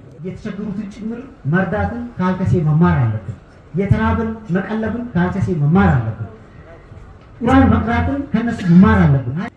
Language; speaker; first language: Amharic; non-native, local second language; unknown